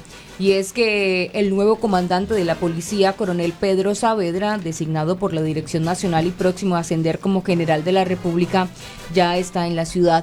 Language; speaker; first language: Spanish; native; Spanish